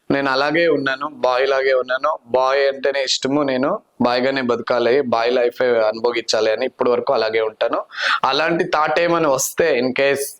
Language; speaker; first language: Telugu; non-native, local second language; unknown